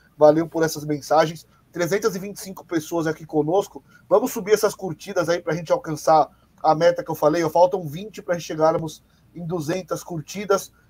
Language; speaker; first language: Portuguese; native; Portuguese